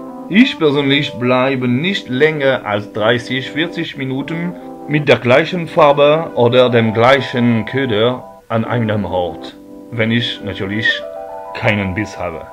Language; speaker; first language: German; non-native, fluent; French